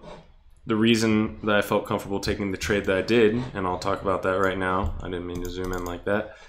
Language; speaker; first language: English; native; English